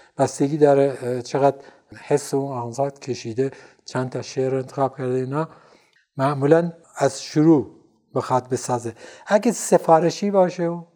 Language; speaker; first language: Persian; non-native, local second language; Central Kurdish